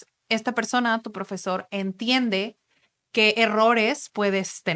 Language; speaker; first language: Spanish; native; Spanish